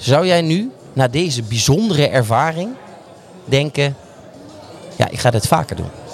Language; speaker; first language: Dutch; native; Dutch